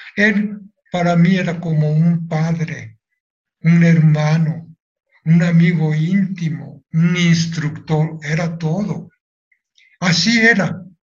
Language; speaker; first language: Spanish; non-native, fluent; Japanese